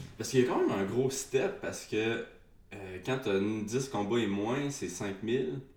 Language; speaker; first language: French; native; French